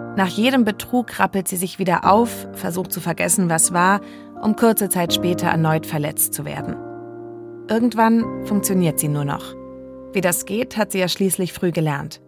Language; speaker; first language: German; native; German